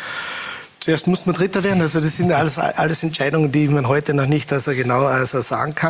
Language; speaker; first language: German; native; German